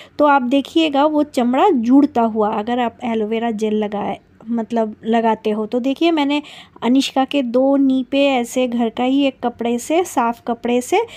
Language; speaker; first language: Hindi; non-native, local second language; Bangla